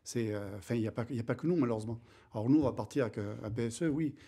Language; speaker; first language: French; native; French